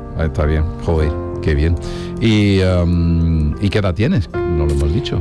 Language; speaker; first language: Spanish; native; Spanish